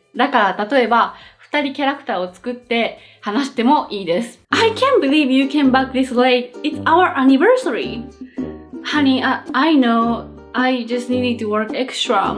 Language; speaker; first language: Japanese; native; Japanese